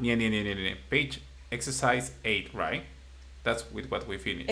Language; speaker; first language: English; non-native, fluent; Spanish